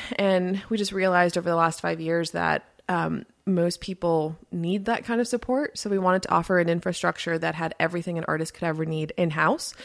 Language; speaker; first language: English; early bilingual, other home language; Spanish